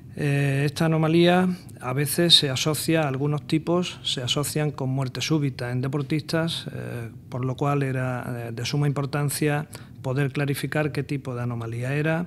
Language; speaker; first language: Spanish; native; Spanish